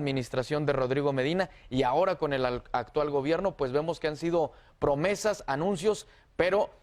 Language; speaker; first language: Spanish; native; Spanish